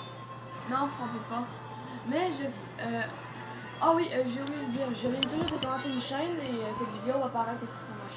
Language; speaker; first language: French; native; French